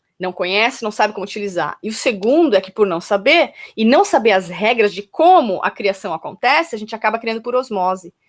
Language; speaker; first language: Portuguese; native; Portuguese